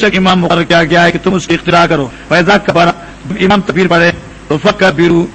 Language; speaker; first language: Urdu; non-native, local second language; Northern Hindko